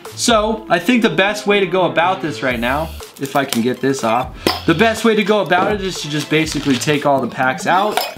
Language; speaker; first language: English; native; English